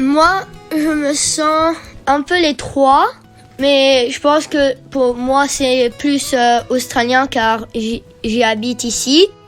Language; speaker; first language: French; early bilingual, heritage; French